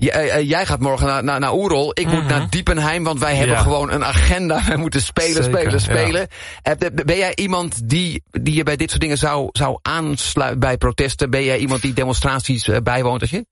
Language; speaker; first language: Dutch; native; Dutch